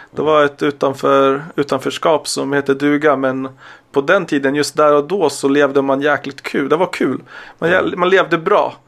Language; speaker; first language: Swedish; early bilingual, other home language; Serbian